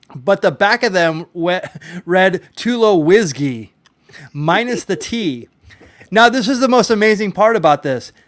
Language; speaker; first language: English; native; English